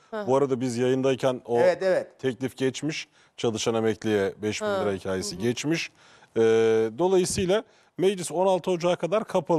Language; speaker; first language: Turkish; native; Turkish